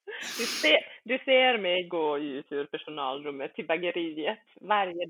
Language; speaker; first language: Swedish; early bilingual, other home language; Bosnian